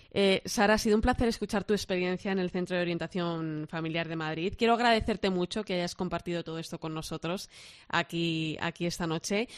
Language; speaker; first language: Spanish; native; Spanish